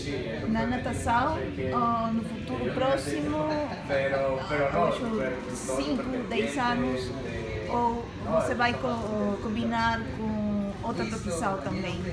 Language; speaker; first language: Portuguese; non-native, learner; Spanish